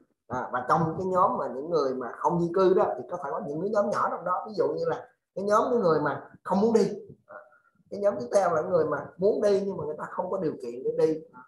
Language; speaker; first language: Vietnamese; native; Vietnamese